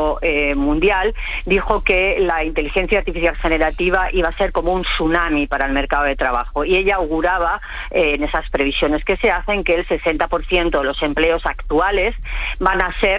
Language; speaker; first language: Spanish; native; Spanish